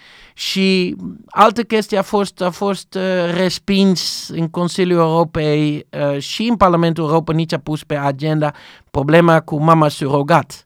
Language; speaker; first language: Romanian; non-native, learner; Dutch